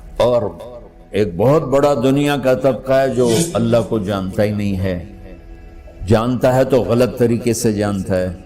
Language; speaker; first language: Urdu; non-native, local second language; Punjabi